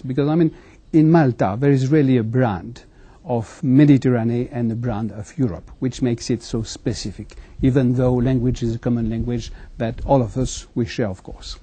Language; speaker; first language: English; non-native, fluent; French